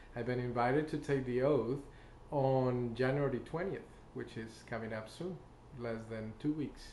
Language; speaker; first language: English; non-native, fluent; Spanish